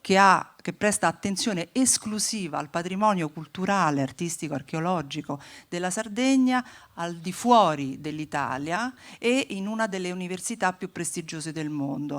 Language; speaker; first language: Italian; native; Italian